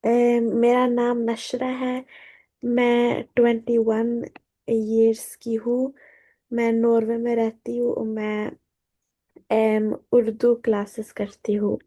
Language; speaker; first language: Hindi; early bilingual, heritage; Hindi